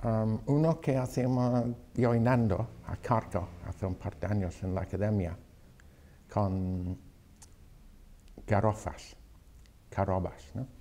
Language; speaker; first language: Spanish; non-native, fluent; English